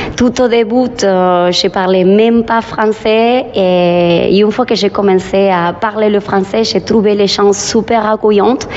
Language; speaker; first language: French; non-native, fluent; Spanish